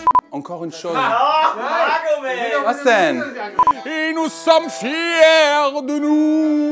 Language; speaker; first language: French; non-native, learner; German